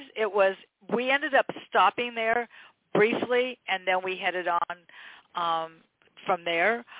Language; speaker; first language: English; native; English